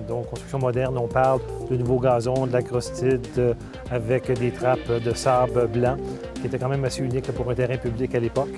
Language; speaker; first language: French; native; French